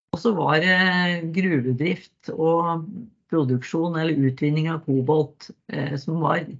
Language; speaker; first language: Norwegian; native; Norwegian